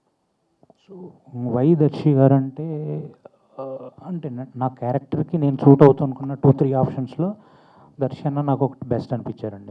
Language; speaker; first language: Telugu; native; Telugu